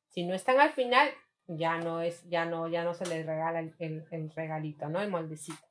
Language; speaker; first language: Spanish; native; Spanish